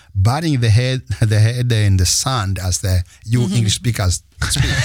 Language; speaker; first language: English; non-native, local second language; Kinyarwanda